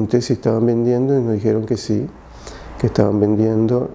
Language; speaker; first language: Spanish; native; Spanish